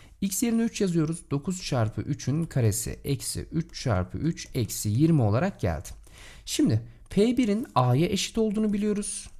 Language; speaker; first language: Turkish; native; Turkish